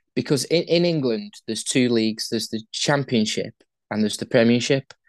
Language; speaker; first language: English; native; English